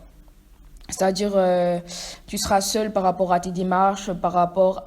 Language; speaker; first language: French; non-native, local second language; Wolof